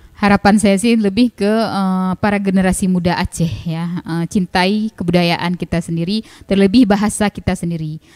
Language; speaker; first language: Indonesian; non-native, local second language; Achinese